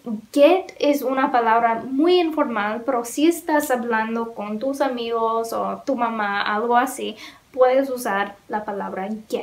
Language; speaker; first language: Spanish; non-native, learner; English